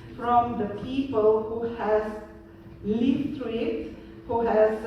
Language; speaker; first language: English; non-native, fluent; Bulgarian